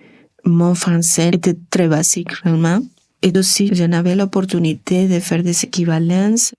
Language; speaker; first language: French; non-native, learner; Spanish